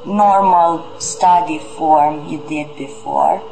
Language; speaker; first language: English; non-native, fluent; Romanian